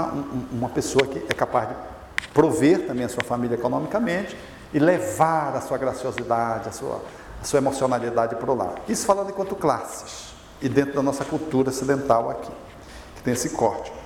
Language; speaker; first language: Portuguese; native; Portuguese